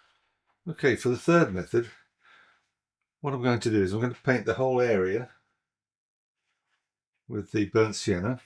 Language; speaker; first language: English; native; English